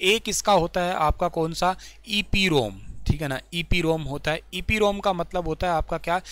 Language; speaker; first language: Hindi; native; Hindi